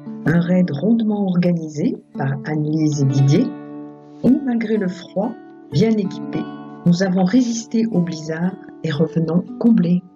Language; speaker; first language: French; native; French